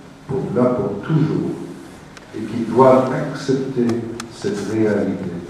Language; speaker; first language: French; non-native, fluent; English